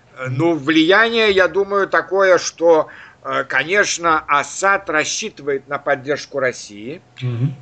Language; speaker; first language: Russian; native; Russian